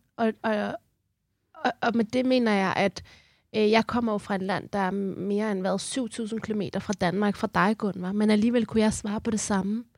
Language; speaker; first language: Danish; early bilingual, other home language; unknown